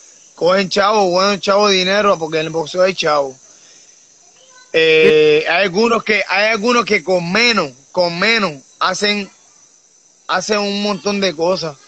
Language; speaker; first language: Spanish; native; Spanish